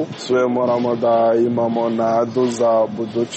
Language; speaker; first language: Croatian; non-native, learner; Rundi